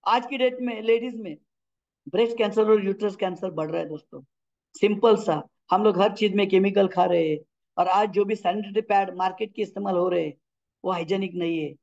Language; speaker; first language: Hindi; non-native, local second language; Marathi